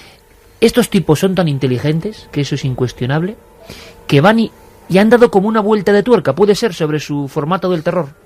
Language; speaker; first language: Spanish; native; Spanish